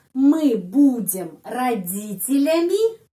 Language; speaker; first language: Russian; non-native, fluent; Indonesian